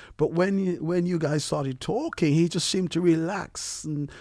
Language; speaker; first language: English; early bilingual, other home language; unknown